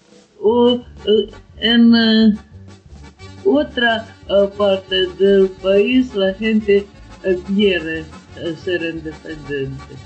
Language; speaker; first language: Spanish; non-native, learner; Ukrainian